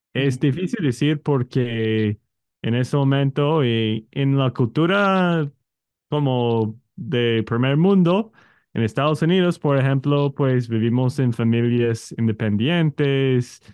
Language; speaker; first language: Spanish; non-native, fluent; English